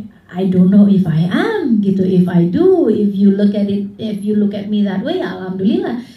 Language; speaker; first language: English; early bilingual, other home language; Indonesian